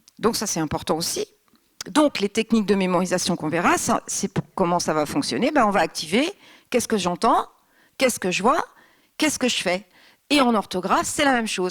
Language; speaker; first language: French; native; French